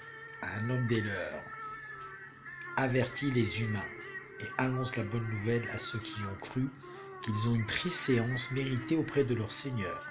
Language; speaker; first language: French; native; French